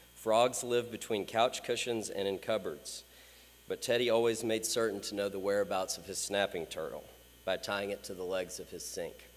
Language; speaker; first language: English; native; English